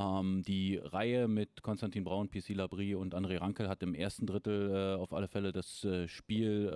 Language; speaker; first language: German; native; German